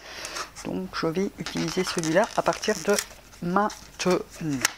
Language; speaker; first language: French; native; French